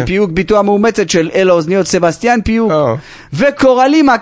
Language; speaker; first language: Hebrew; native; Hebrew